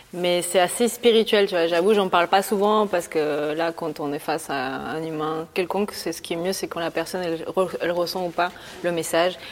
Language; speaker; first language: French; early bilingual, other home language; Spanish